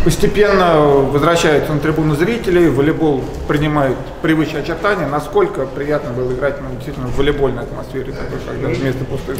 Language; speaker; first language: Russian; native; Russian